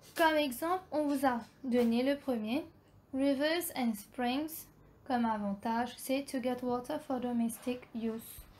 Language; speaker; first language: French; non-native, local second language; Morisyen